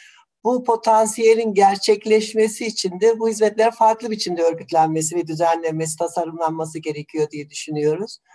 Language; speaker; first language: Turkish; native; Turkish